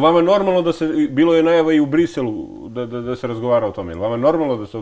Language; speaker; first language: Bosnian; native; Bosnian